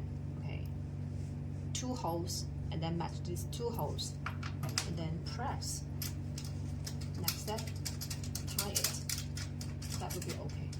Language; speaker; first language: English; non-native, learner; Chinese